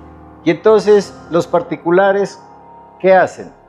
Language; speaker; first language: Spanish; native; Spanish